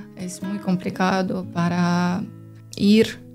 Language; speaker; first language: Spanish; non-native, learner; Ukrainian